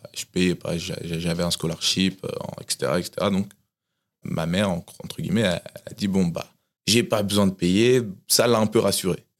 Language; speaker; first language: French; native; French